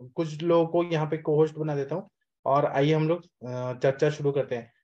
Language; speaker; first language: Hindi; native; Hindi